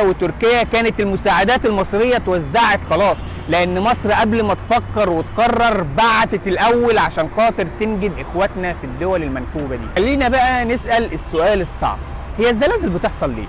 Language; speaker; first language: Arabic; native; Arabic